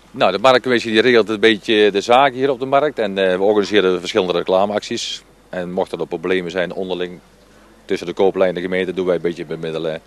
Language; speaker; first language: Dutch; native; Dutch